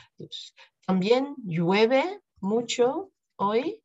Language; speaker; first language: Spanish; non-native, fluent; Dutch